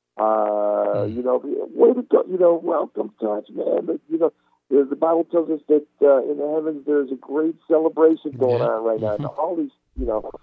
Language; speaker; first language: English; non-native, fluent; Turkish